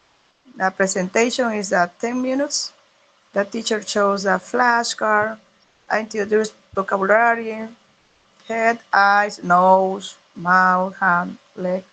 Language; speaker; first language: English; non-native, learner; Spanish